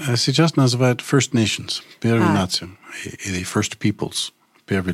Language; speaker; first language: Russian; non-native, learner; English